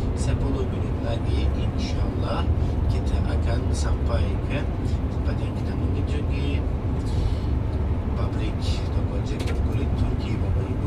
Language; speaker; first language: Indonesian; non-native, fluent; Turkish